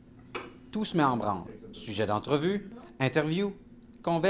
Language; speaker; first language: French; native; French